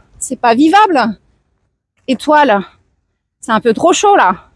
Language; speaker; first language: French; native; French